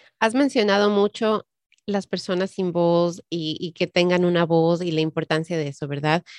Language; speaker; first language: Spanish; native; Spanish